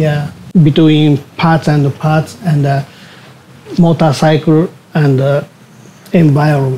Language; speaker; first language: English; non-native, learner; Japanese